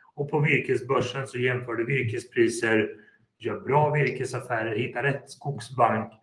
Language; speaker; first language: Swedish; native; Swedish